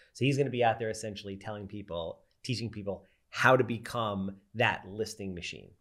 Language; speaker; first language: English; native; English